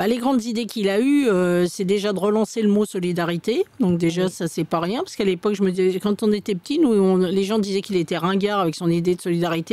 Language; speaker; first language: French; native; French